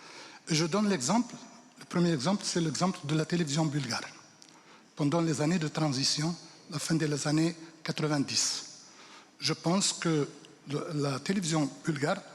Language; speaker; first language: French; non-native, local second language; Arabic